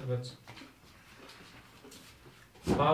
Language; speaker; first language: Turkish; native; Turkish